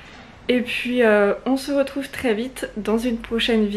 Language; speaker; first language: French; native; French